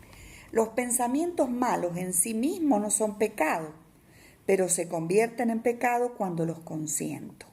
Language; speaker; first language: Spanish; native; Spanish